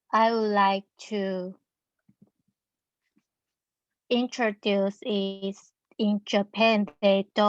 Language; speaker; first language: English; non-native, learner; Chinese